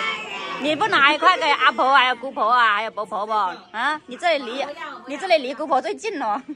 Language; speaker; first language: Chinese; native; Chinese